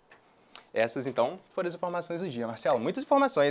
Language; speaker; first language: Portuguese; native; Portuguese